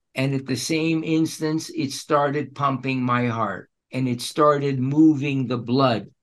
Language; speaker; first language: English; early bilingual, other home language; Spanish